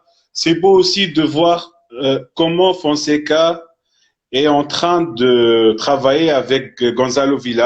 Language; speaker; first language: French; non-native, fluent; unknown